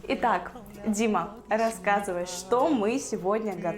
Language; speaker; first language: Russian; native; Russian